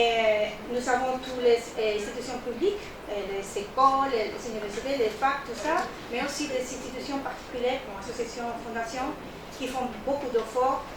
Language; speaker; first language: French; non-native, learner; Spanish